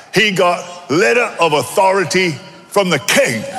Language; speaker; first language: English; native; English